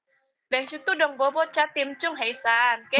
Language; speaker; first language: Cantonese; non-native, learner; Indonesian